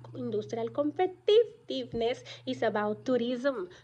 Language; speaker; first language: English; non-native, fluent; Spanish